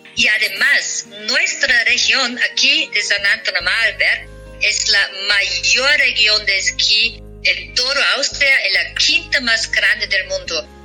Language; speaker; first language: Spanish; non-native, fluent; German